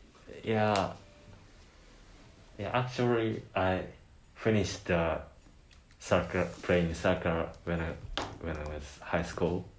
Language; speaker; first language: English; non-native, learner; Japanese